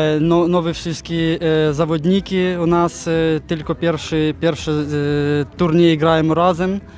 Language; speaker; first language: Polish; non-native, learner; Ukrainian